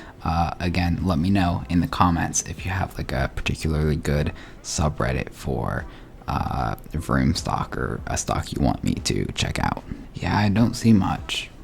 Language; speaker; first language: English; native; English